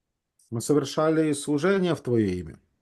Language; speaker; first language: Russian; native; Russian